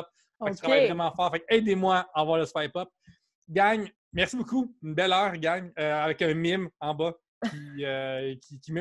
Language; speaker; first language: French; native; French